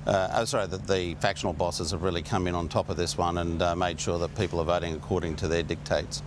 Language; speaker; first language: English; native; English